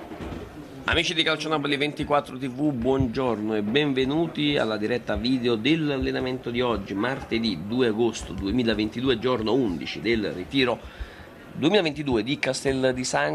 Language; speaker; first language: Italian; native; Italian